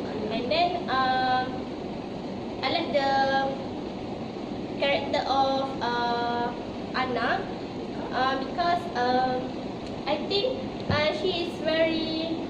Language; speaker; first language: English; non-native, local second language; Malay